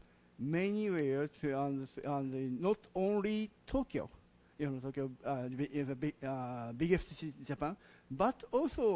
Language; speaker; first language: English; non-native, learner; Japanese